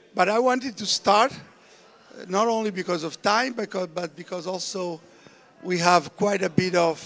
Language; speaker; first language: English; non-native, fluent; Portuguese